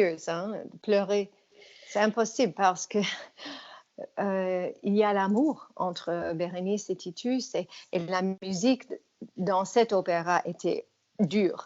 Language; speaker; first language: French; non-native, fluent; English